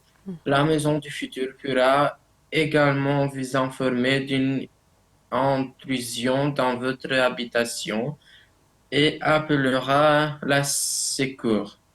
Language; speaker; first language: French; non-native, learner; Romanian